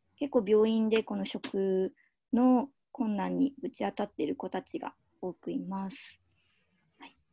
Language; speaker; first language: Japanese; native; Japanese